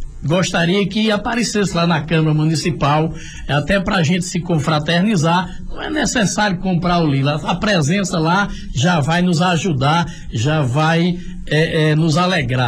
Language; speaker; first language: Portuguese; native; Portuguese